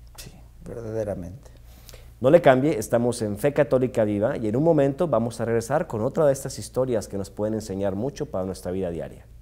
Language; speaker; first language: Spanish; native; Spanish